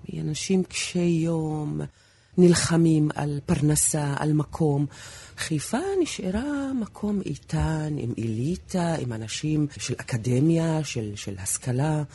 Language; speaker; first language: Hebrew; non-native, local second language; Arabic